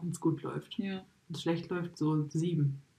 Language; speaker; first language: German; native; German